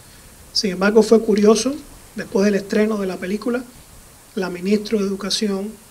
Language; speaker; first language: Spanish; native; Spanish